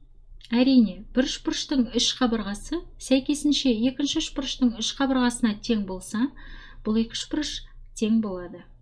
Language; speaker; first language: Kazakh; native; Kazakh